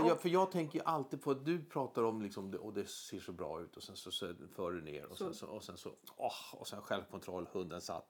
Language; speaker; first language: Swedish; native; Swedish